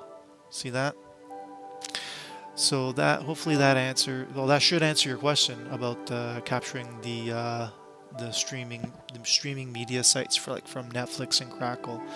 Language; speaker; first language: English; native; English